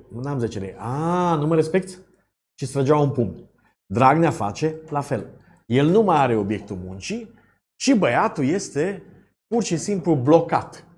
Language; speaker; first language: Romanian; native; Romanian